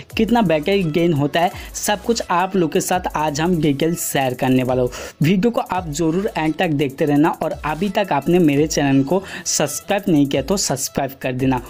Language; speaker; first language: Hindi; non-native, local second language; Bangla